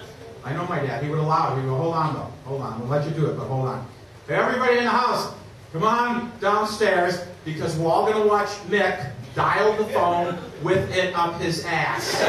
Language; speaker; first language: English; native; English